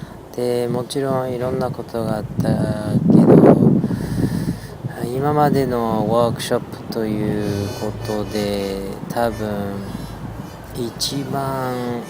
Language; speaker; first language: Japanese; non-native, fluent; French